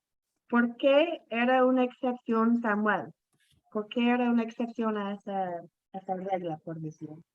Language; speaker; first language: Spanish; non-native, fluent; English